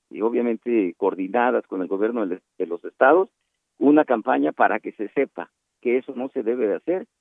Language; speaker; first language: Spanish; native; Spanish